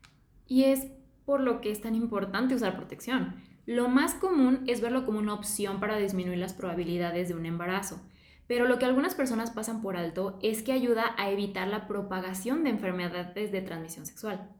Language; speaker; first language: Spanish; native; Spanish